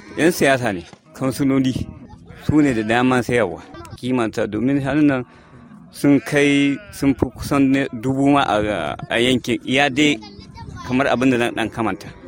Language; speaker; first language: Hausa; non-native, local second language; Fula